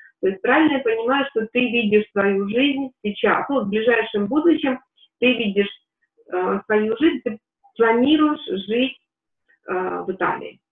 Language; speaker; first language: Russian; native; Russian